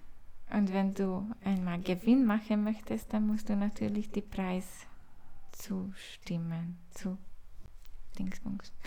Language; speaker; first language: German; non-native, learner; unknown